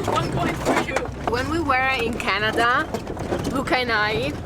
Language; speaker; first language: English; non-native, fluent; Italian